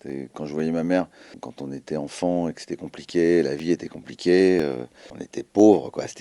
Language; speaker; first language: French; native; French